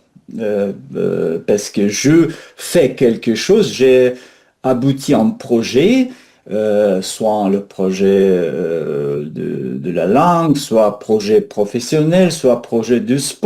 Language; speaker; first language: French; non-native, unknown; Russian